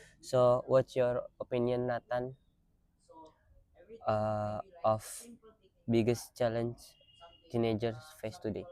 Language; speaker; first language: English; non-native, learner; Indonesian